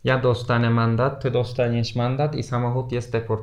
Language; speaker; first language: Polish; non-native, fluent; Turkish